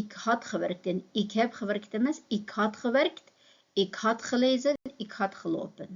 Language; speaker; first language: Dutch; non-native, fluent; Uyghur